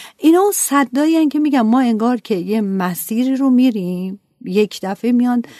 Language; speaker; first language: Persian; native; Persian